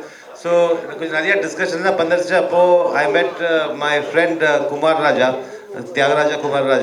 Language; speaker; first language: Tamil; early bilingual, heritage; Tamil